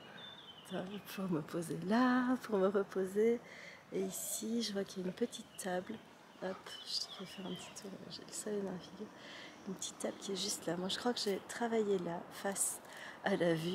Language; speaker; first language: French; native; French